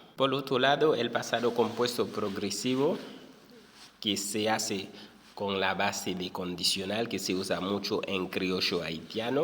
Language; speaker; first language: Spanish; non-native, fluent; Haitian Creole